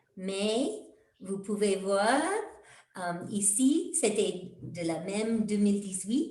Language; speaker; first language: French; non-native, fluent; English